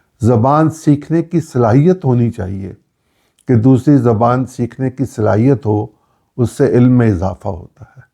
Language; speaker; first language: Urdu; non-native, local second language; Punjabi